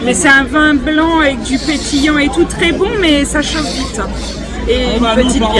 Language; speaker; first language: French; native; French